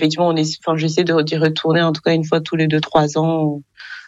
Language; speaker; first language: French; non-native, local second language; Kinyarwanda